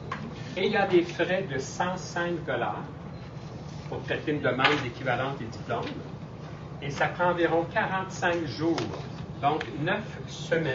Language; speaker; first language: French; native; French